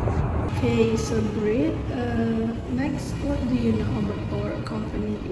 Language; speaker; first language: English; non-native, learner; Indonesian